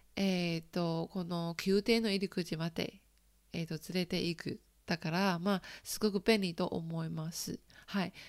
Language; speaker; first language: Japanese; non-native, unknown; Chinese